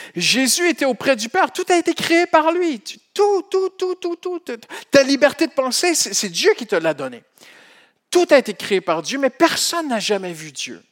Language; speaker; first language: French; native; French